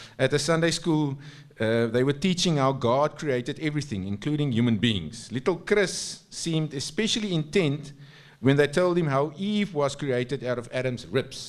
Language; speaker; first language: English; non-native, local second language; Afrikaans